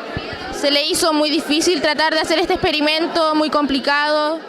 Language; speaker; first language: Spanish; native; Spanish